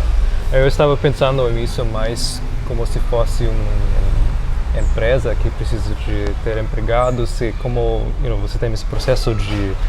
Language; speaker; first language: Portuguese; non-native, fluent; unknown